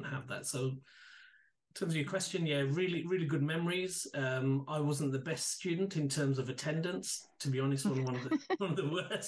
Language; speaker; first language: English; native; English